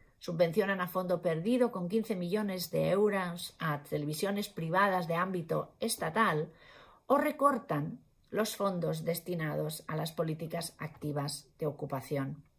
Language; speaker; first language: Spanish; non-native, local second language; Catalan